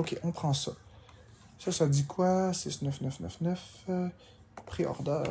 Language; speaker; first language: French; native; French